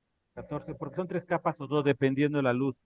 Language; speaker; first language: Spanish; native; Spanish